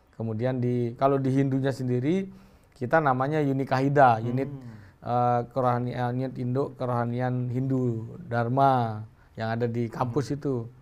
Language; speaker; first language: Indonesian; native; Indonesian